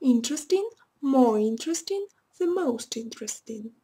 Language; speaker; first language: English; non-native, fluent; Russian